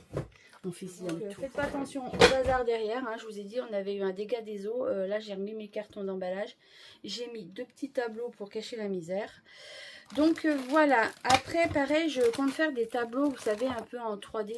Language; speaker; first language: French; native; French